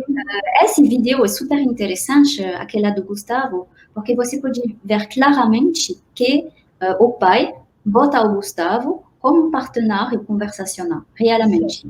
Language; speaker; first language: Portuguese; non-native, fluent; French